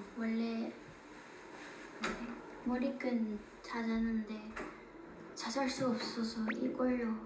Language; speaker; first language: Korean; non-native, learner; Thai